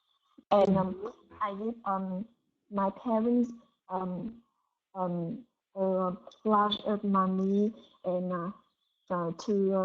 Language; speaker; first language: English; non-native, learner; Vietnamese